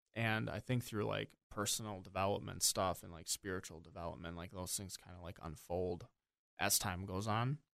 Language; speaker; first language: English; native; English